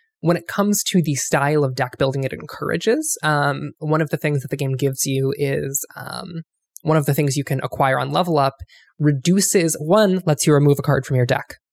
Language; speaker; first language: English; native; English